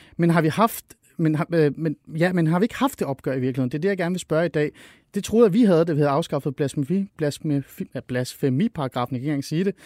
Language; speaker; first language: Danish; early bilingual, other home language; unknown